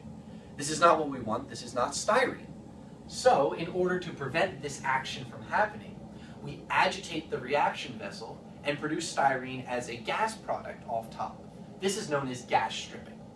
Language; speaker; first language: English; native; English